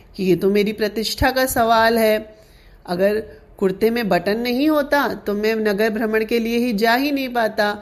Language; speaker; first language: Hindi; non-native, local second language; Sindhi